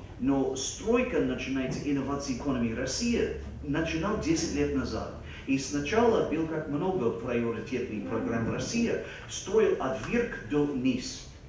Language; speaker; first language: Russian; non-native, fluent; English